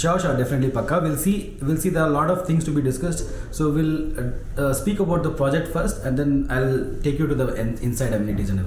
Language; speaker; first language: English; non-native, local second language; Hindi